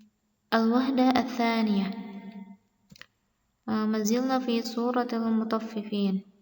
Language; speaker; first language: Arabic; non-native, fluent; Indonesian